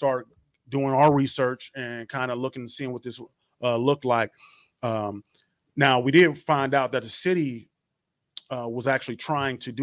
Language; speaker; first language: English; native; English